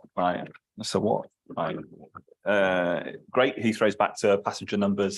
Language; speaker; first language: English; native; English